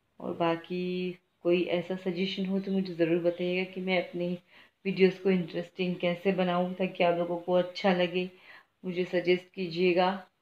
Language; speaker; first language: Hindi; non-native, local second language; Gujarati